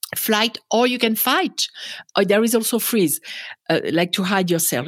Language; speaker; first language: English; non-native, fluent; French